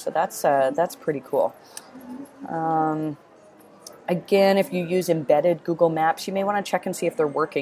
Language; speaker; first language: English; native; English